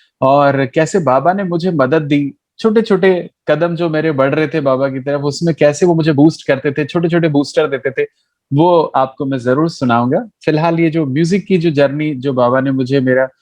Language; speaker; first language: Hindi; native; Hindi